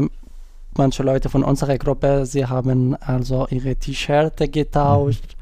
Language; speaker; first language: German; non-native, learner; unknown